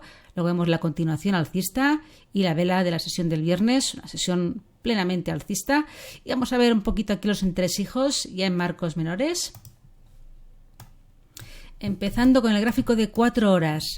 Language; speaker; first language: Spanish; native; Spanish